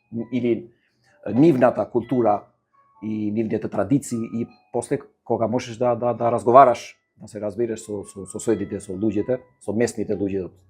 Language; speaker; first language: Macedonian; non-native, fluent; Albanian